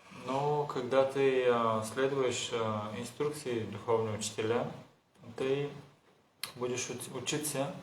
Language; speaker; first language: Russian; non-native, learner; Bulgarian